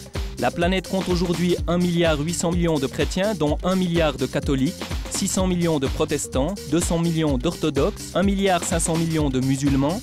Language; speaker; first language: French; native; French